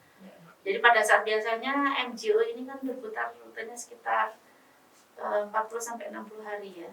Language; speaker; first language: Indonesian; native; Indonesian